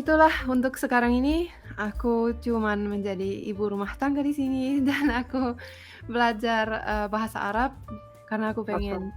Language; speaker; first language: Indonesian; non-native, fluent; Finnish